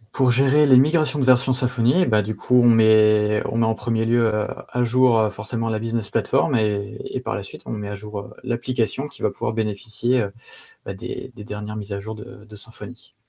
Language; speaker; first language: French; native; French